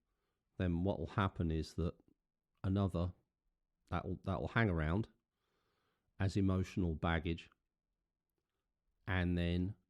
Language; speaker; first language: English; native; English